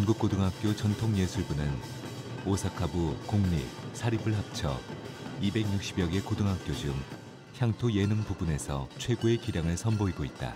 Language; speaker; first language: Korean; native; Korean